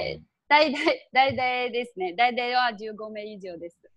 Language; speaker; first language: Japanese; non-native, fluent; Chinese